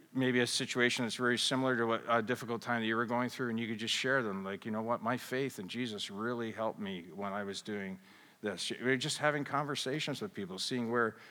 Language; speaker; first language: English; native; English